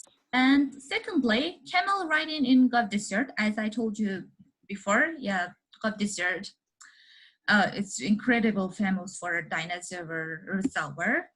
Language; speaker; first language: English; non-native, learner; Mongolian